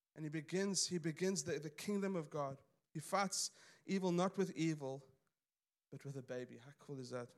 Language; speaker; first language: English; native; English